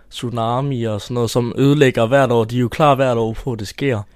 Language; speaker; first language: Danish; native; Danish